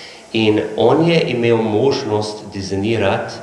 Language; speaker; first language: Slovenian; non-native, learner; English